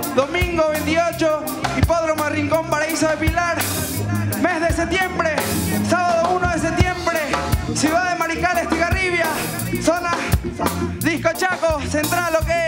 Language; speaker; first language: Spanish; native; Spanish